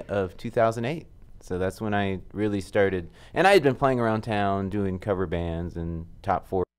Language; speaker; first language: English; native; English